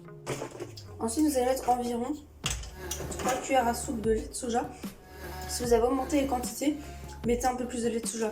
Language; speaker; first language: French; native; French